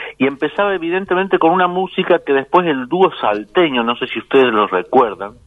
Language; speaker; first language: Spanish; native; Spanish